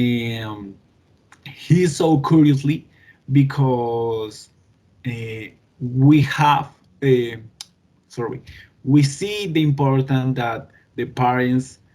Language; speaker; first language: English; non-native, learner; Spanish